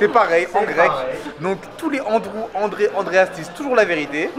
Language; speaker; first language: French; native; French